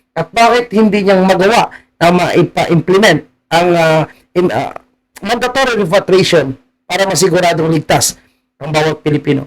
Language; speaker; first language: Filipino; native; Filipino